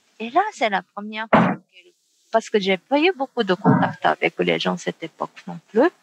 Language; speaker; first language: French; non-native, fluent; Japanese